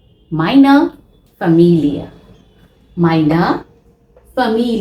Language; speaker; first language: German; non-native, fluent; Hindi